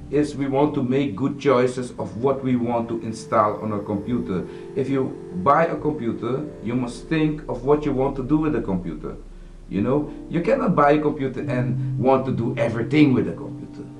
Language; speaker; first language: English; non-native, fluent; Dutch